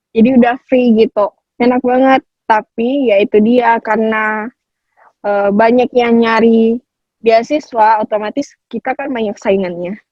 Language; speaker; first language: Indonesian; native; Indonesian